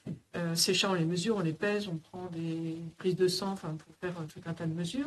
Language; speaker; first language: French; native; French